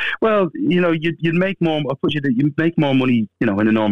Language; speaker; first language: English; native; English